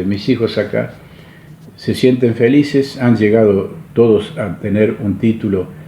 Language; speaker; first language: Spanish; native; Spanish